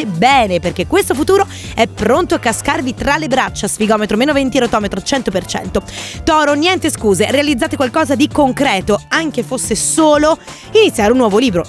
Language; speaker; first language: Italian; native; Italian